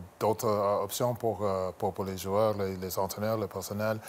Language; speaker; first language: French; non-native, local second language; English